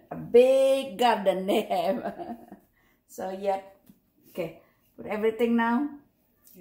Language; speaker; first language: English; non-native, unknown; Indonesian